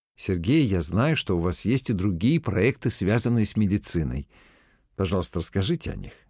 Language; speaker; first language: Russian; native; Russian